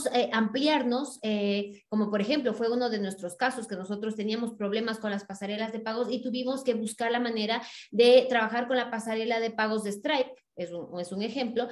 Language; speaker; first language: Spanish; native; Spanish